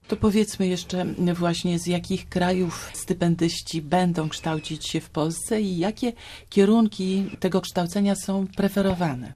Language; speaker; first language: Polish; native; Polish